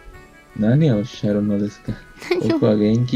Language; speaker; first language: Japanese; non-native, fluent; Spanish